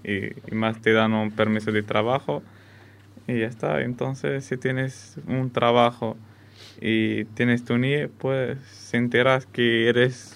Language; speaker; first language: Spanish; non-native, fluent; Arabic